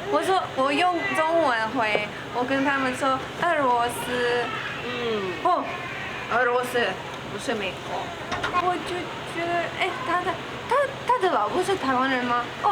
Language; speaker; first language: Chinese; non-native, learner; Russian